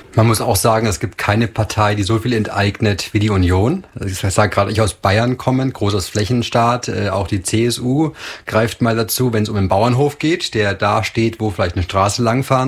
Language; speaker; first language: German; native; German